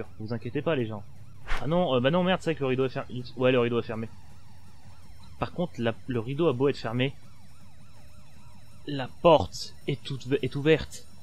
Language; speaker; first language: French; native; French